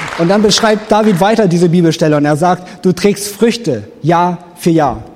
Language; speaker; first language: German; native; German